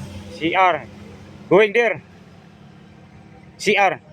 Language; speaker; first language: English; non-native, learner; Filipino